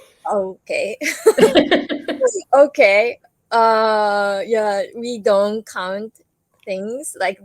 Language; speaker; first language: English; non-native, learner; Japanese